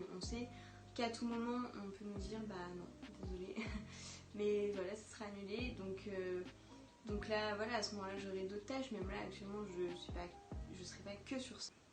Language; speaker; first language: French; native; French